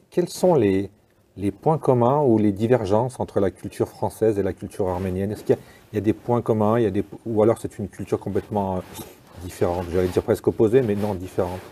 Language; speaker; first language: French; native; French